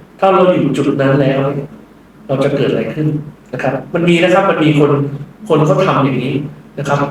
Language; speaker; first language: Thai; native; Thai